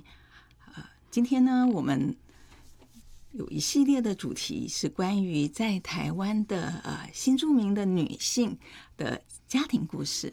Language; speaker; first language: Chinese; native; Chinese